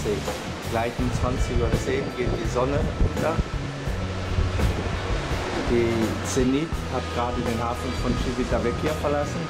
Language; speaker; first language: German; native; German